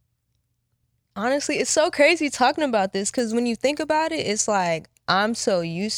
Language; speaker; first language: English; early bilingual, other home language; Japanese